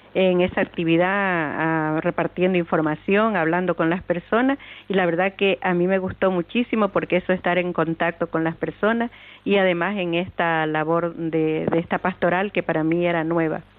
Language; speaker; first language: Spanish; native; Spanish